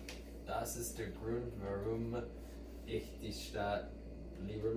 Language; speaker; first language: German; non-native, learner; English